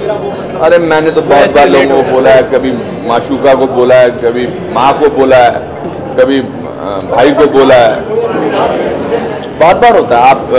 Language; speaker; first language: Hindi; native; Hindi